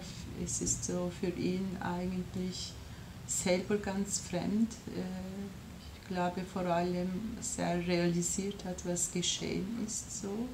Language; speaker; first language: German; non-native, fluent; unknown